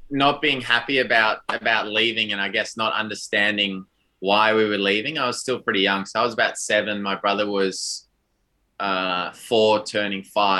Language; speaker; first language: English; native; English